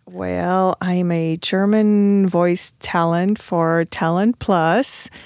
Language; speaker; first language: English; non-native, fluent; German